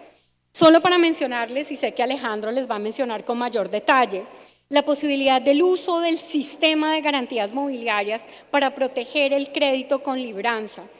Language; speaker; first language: Spanish; native; Spanish